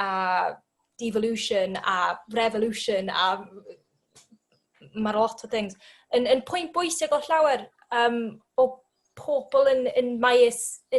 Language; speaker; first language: Welsh; non-native, learner; English